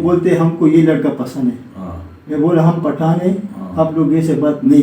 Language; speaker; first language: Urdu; non-native, local second language; Pashto